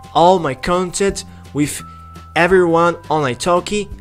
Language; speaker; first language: English; non-native, fluent; Spanish